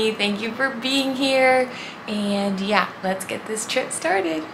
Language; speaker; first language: English; native; English